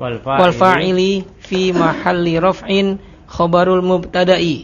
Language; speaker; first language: Arabic; non-native, learner; Indonesian